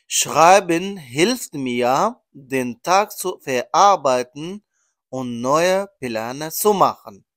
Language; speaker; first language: German; non-native, learner; Persian